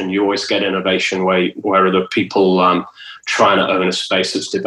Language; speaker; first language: English; native; English